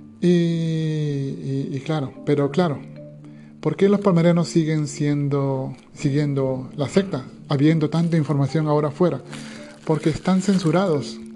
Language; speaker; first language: Spanish; native; Spanish